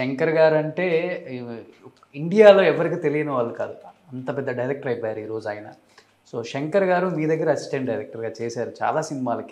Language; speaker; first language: Telugu; native; Telugu